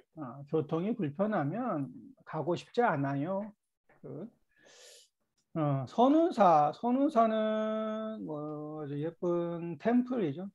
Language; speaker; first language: Korean; native; Korean